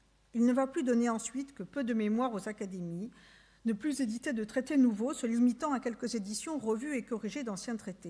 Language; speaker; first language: French; native; French